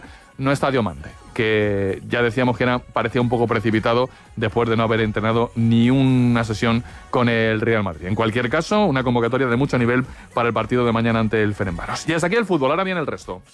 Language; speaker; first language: Spanish; native; Spanish